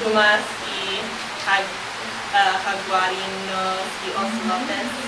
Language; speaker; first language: Spanish; non-native, learner; English